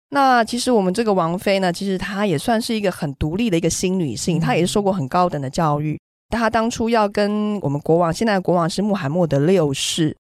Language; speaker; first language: Chinese; native; Chinese